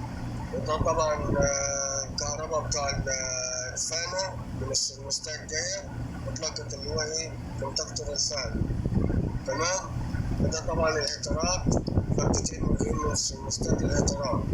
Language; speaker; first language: Arabic; native; Arabic